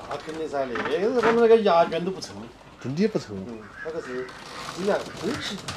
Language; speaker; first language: Chinese; native; Chinese